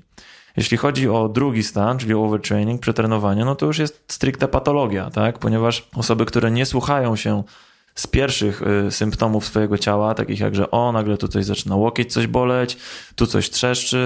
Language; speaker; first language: Polish; native; Polish